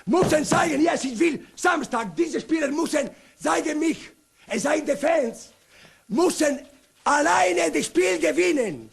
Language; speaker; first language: German; non-native, learner; Italian